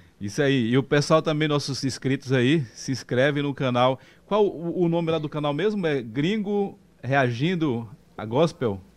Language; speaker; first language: Portuguese; native; Portuguese